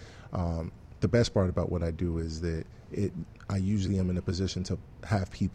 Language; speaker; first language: English; non-native, local second language; Yoruba